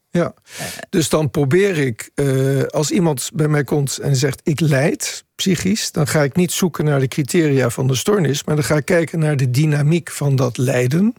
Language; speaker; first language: Dutch; native; Dutch